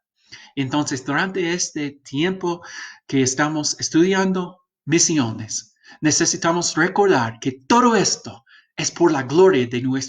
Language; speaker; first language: Spanish; non-native, fluent; English